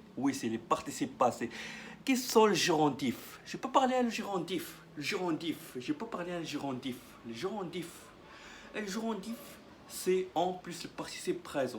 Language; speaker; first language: French; non-native, learner; Arabic